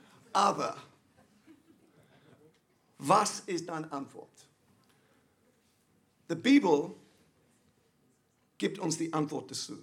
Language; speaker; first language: German; non-native, fluent; English